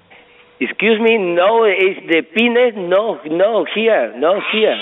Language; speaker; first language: English; non-native, learner; Spanish